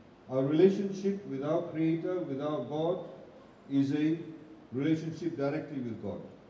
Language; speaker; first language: English; non-native, local second language; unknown